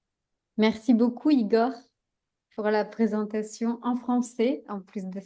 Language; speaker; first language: French; native; French